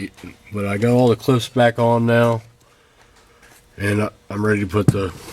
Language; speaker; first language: English; native; English